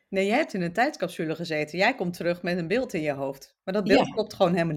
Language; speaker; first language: Dutch; native; Dutch